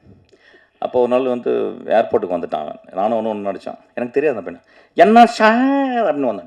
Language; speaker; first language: Tamil; native; Tamil